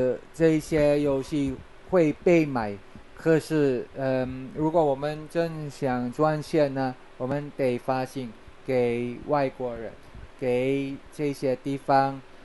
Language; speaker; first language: Chinese; non-native, fluent; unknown